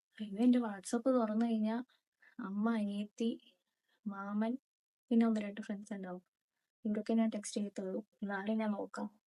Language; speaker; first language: Malayalam; non-native, local second language; Tamil